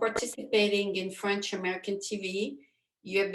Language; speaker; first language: English; non-native, fluent; French